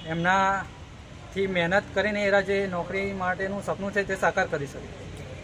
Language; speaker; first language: Gujarati; non-native, local second language; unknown